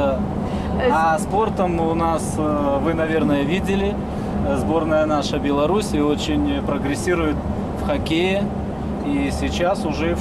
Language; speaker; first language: Russian; native; Russian